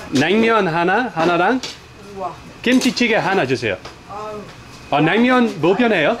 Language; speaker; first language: Korean; non-native, learner; Dutch